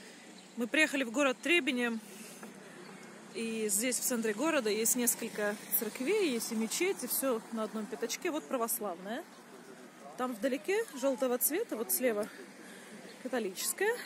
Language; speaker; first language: Russian; native; Russian